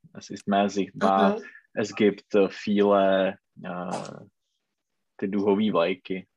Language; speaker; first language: German; non-native, learner; Czech